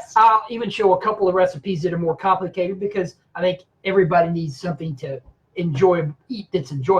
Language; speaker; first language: English; native; English